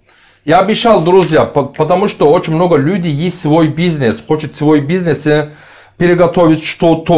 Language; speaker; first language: Russian; non-native, learner; Turkish